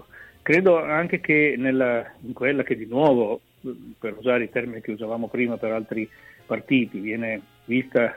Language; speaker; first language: Italian; native; Italian